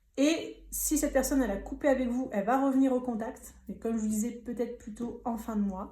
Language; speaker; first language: French; native; French